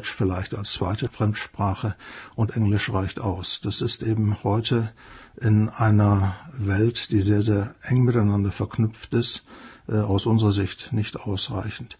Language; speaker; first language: German; native; German